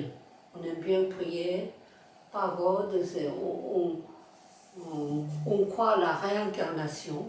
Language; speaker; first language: French; non-native, fluent; Korean